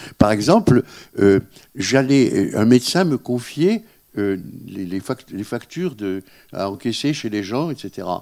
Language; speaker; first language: French; non-native, local second language; Arabic